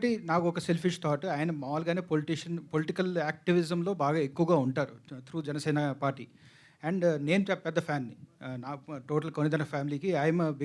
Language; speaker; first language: Telugu; native; Telugu